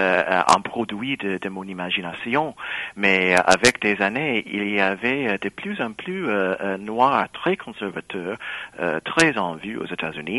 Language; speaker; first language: French; non-native, fluent; English